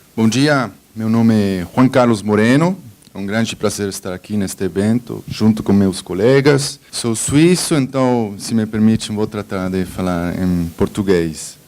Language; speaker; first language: Portuguese; non-native, fluent; Spanish